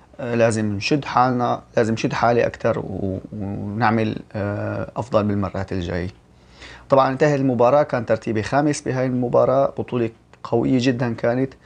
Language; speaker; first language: Arabic; native; Arabic